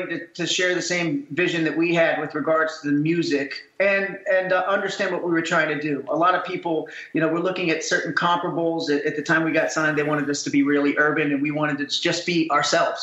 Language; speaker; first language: English; native; English